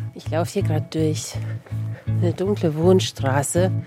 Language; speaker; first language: German; native; German